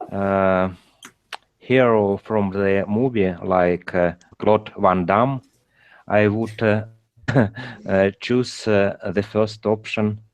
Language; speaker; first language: English; non-native, learner; Russian